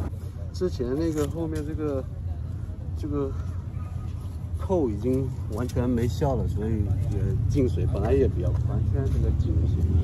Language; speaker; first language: Chinese; native; Chinese